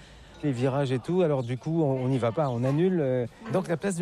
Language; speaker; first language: French; native; French